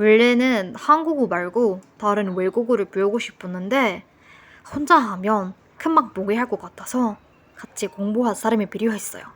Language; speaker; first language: Korean; non-native, fluent; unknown